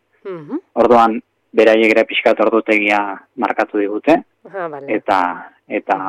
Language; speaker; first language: Basque; native; Basque